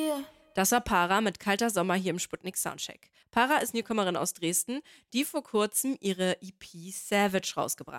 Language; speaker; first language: German; native; German